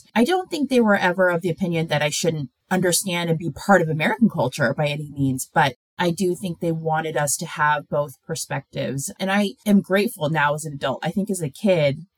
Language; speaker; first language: English; early bilingual, other home language; Korean